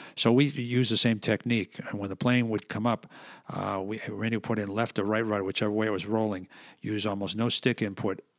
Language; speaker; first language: English; native; English